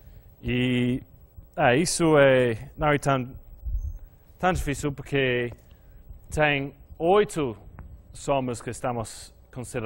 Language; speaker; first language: Portuguese; non-native, fluent; English